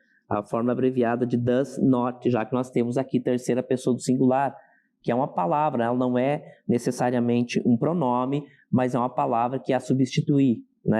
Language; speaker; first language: Portuguese; native; Portuguese